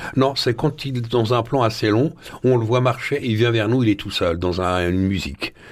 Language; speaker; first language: French; early bilingual, other home language; Arabic